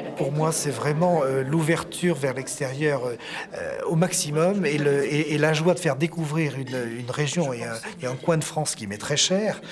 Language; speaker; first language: French; native; French